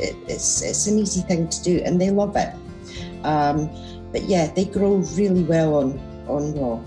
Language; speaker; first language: English; native; English